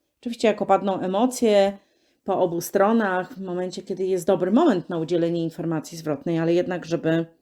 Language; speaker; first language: Polish; native; Polish